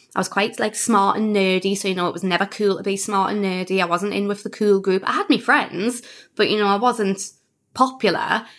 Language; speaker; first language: English; native; English